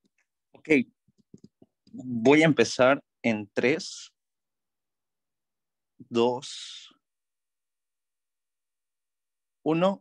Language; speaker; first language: Spanish; native; Spanish